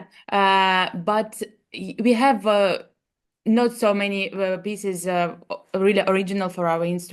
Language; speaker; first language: English; non-native, learner; Russian